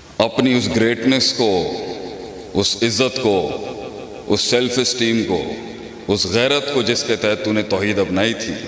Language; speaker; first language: Urdu; native; Urdu